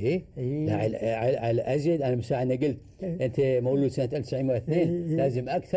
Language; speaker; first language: Arabic; native; Arabic